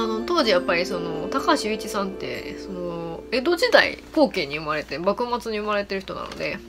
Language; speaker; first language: Japanese; native; Japanese